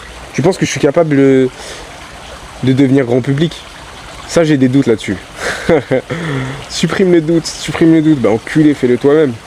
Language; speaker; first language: French; native; French